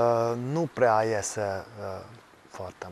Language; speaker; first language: Romanian; non-native, local second language; Hungarian